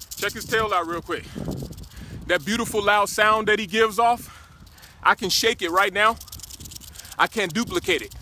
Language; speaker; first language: English; native; English